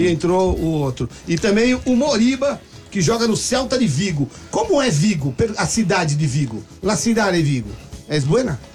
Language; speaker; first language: Portuguese; native; Portuguese